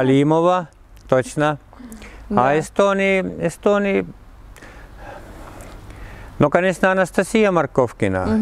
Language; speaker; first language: Russian; non-native, learner; Estonian